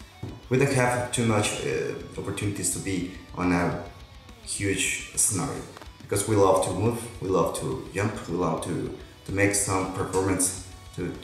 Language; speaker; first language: English; non-native, local second language; Spanish